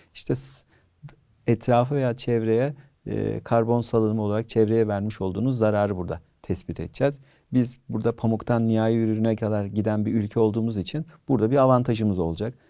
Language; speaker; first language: Turkish; native; Turkish